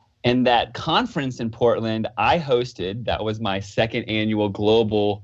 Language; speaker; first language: English; native; English